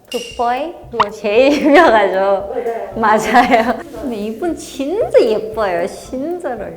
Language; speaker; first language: Korean; non-native, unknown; Thai